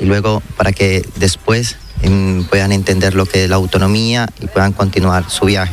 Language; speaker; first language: Spanish; native; Spanish